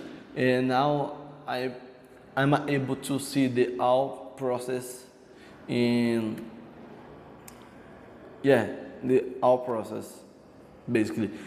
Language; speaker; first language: English; non-native, learner; Portuguese